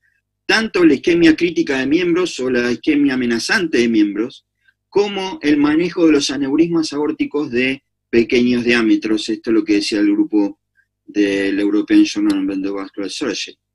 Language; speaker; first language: Spanish; native; Spanish